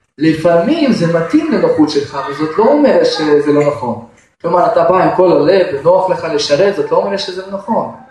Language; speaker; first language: Hebrew; non-native, fluent; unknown